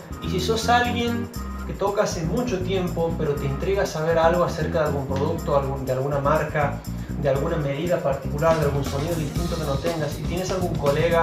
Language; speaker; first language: Spanish; native; Spanish